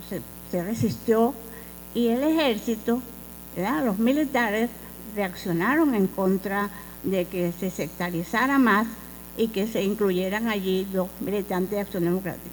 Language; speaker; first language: Spanish; native; Spanish